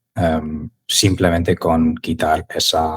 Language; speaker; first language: Spanish; non-native, fluent; English